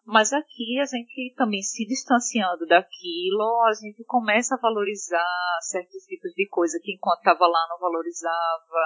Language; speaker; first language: Portuguese; native; Portuguese